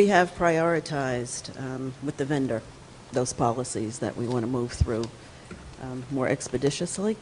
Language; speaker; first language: English; native; English